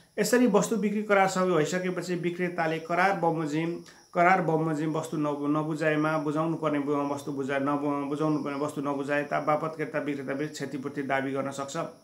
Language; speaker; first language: Nepali; native; Nepali